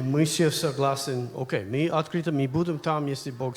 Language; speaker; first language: Russian; non-native, learner; English